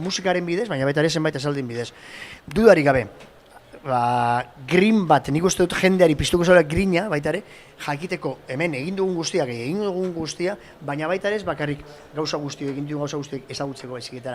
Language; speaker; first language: Basque; native; Basque